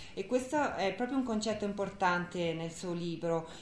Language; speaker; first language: Italian; native; Italian